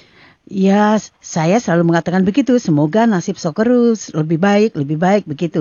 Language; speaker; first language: Indonesian; native; Indonesian